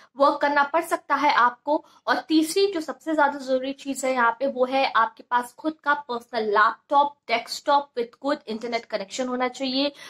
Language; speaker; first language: Hindi; native; Hindi